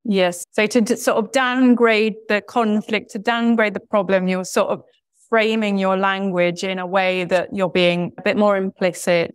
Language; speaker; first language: English; native; English